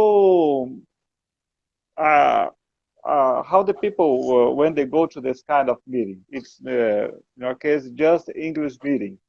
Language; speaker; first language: English; non-native, learner; Portuguese